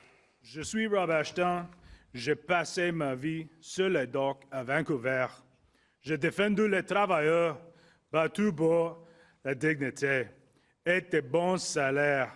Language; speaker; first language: French; non-native, learner; English